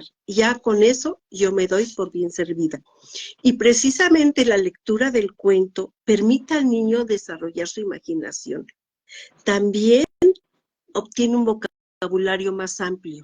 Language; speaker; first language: Spanish; native; Spanish